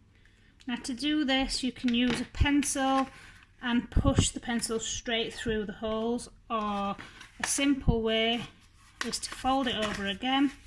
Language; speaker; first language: English; native; English